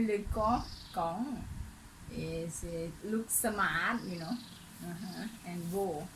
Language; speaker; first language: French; non-native, learner; Thai